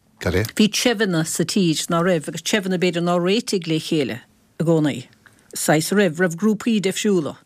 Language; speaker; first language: Irish; native; Irish